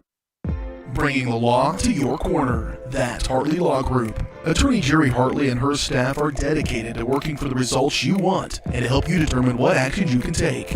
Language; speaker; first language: English; native; English